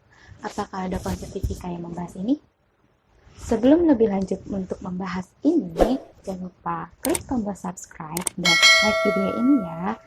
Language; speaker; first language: Indonesian; native; Indonesian